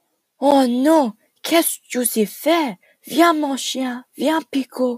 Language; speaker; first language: French; non-native, learner; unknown